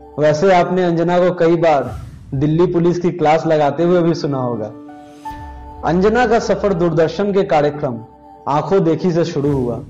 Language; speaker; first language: Hindi; native; Hindi